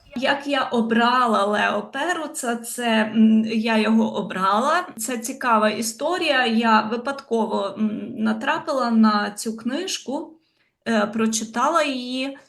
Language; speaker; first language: Ukrainian; native; Ukrainian